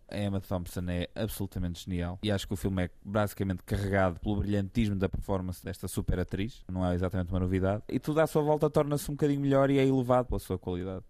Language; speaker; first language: Portuguese; native; Portuguese